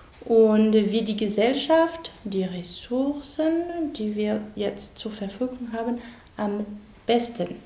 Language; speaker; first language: German; non-native, fluent; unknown